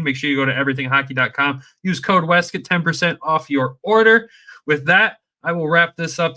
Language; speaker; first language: English; native; English